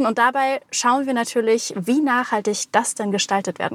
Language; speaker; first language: German; native; German